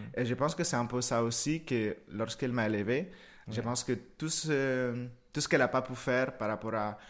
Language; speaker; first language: French; non-native, fluent; Spanish